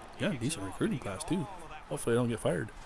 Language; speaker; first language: English; native; English